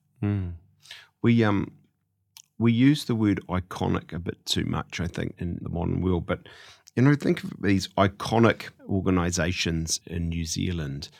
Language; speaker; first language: English; native; English